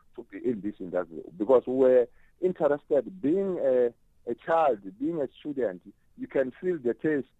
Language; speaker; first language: English; non-native, local second language; Tsonga